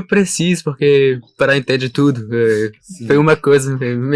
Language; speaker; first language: Portuguese; non-native, learner; French